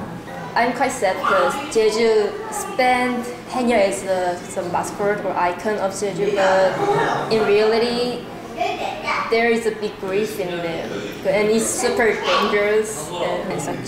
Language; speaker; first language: English; non-native, fluent; Korean